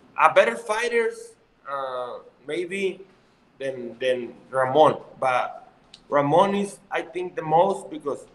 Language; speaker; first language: English; non-native, learner; Spanish